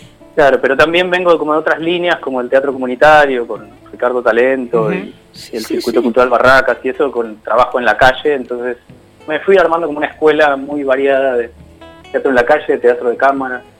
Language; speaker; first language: Spanish; native; Spanish